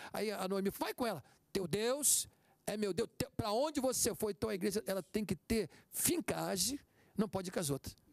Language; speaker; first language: Portuguese; native; Portuguese